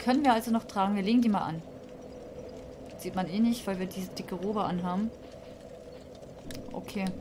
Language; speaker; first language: German; native; German